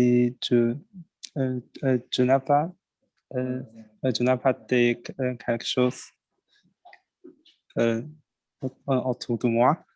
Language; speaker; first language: French; non-native, learner; Chinese